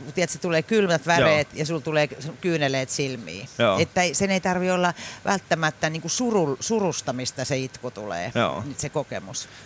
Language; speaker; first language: Finnish; native; Finnish